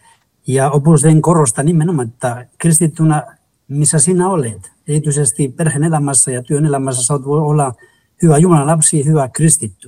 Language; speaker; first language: Finnish; non-native, fluent; Spanish